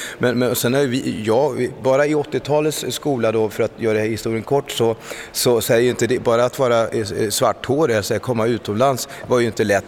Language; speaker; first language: Swedish; early bilingual, other home language; Spanish